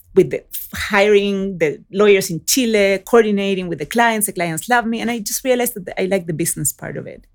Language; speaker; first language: English; early bilingual, other home language; Spanish